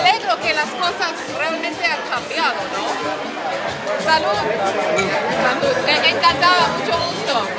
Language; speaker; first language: Spanish; non-native, learner; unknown